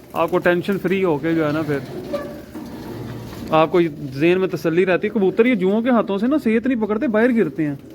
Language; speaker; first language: Urdu; non-native, local second language; Punjabi